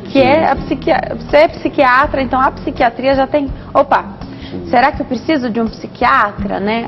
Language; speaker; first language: Portuguese; native; Portuguese